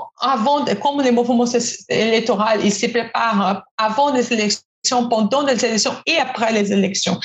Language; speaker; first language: French; non-native, fluent; Portuguese